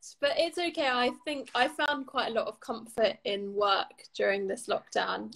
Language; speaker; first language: English; native; English